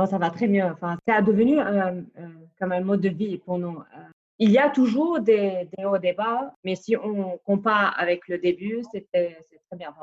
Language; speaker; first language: French; non-native, fluent; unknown